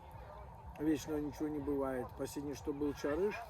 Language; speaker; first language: Russian; native; Russian